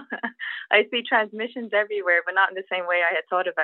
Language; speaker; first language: English; native; English